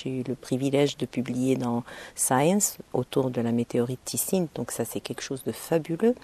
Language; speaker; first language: French; non-native, local second language; Arabic